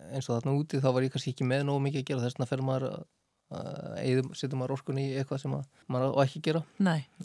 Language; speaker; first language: Icelandic; native; Icelandic